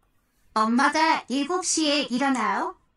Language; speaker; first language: Korean; non-native, learner; Japanese